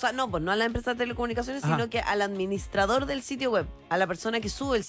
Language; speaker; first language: Spanish; native; Spanish